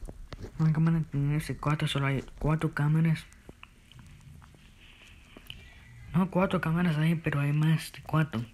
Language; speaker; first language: Spanish; early bilingual, heritage; Spanish